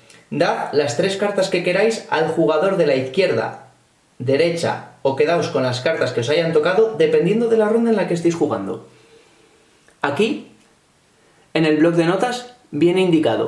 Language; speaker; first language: Spanish; native; Spanish